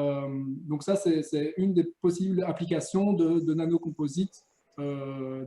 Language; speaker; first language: French; native; French